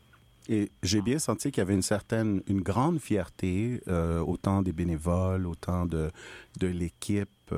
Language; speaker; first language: French; non-native, fluent; Spanish